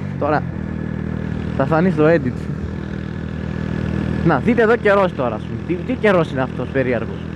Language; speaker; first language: Greek; native; Greek